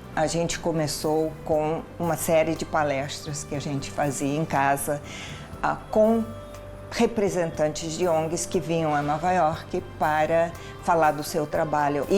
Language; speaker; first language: Portuguese; non-native, fluent; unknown